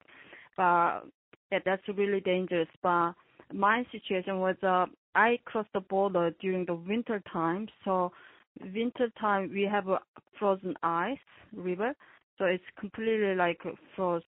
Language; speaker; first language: English; non-native, fluent; Korean